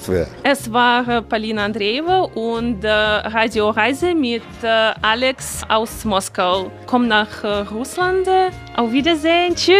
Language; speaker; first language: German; non-native, learner; Russian